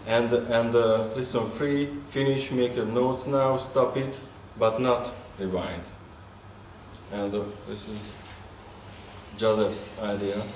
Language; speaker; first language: English; non-native, learner; Hungarian